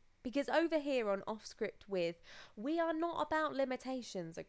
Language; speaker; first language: English; native; English